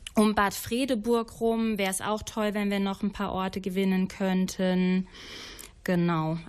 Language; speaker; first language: German; native; German